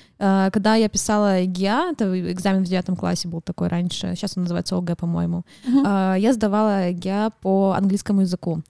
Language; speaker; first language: Russian; native; Russian